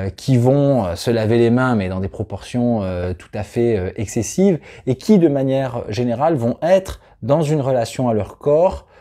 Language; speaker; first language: French; native; French